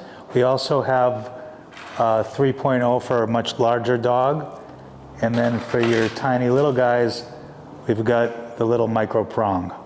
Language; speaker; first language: English; native; English